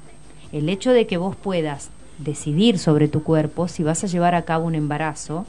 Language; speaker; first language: Spanish; native; Spanish